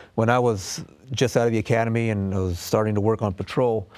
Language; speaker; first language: English; native; English